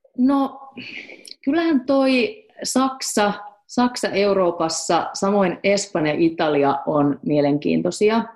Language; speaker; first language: Finnish; native; Finnish